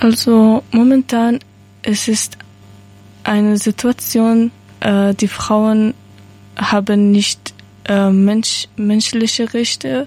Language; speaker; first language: German; non-native, learner; Persian